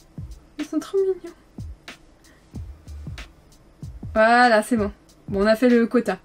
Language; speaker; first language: French; native; French